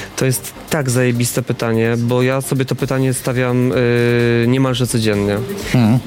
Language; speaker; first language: Polish; native; Polish